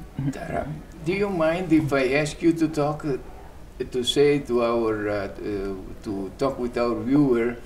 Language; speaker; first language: English; early bilingual, other home language; Italian